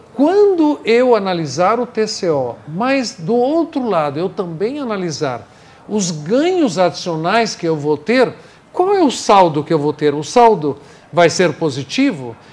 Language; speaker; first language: Portuguese; non-native, fluent; English